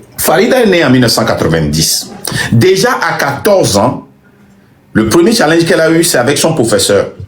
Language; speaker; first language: French; non-native, local second language; Ewe